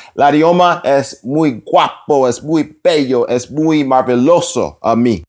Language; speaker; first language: Spanish; non-native, learner; English